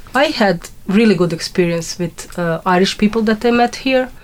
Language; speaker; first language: English; non-native, fluent; Croatian